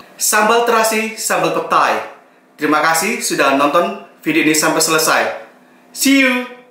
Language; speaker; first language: Indonesian; native; Indonesian